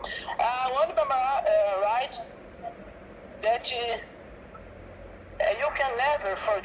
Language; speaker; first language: English; non-native, learner; Portuguese